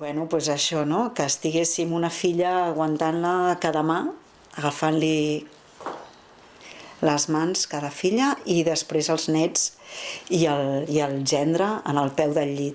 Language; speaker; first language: Catalan; native; Catalan